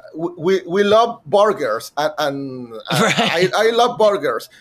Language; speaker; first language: English; non-native, fluent; Spanish